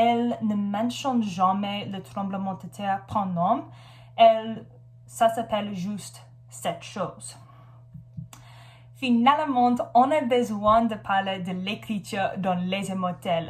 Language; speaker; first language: French; non-native, learner; English